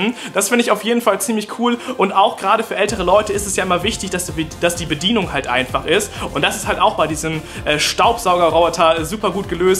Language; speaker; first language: German; native; German